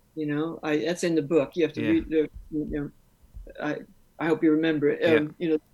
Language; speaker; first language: English; native; English